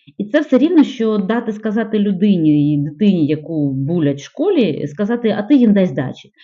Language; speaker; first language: Ukrainian; non-native, local second language; Russian